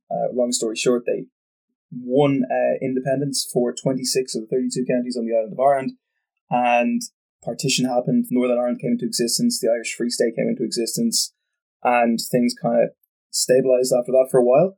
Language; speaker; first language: English; native; English